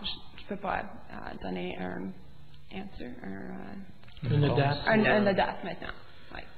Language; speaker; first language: French; non-native, local second language; English